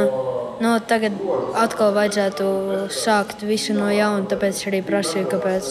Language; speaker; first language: Latvian; early bilingual, heritage; Latvian